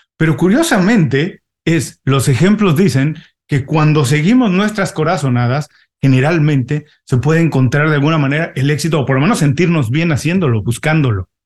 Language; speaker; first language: Spanish; native; Spanish